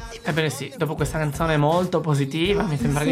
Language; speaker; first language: Italian; native; Italian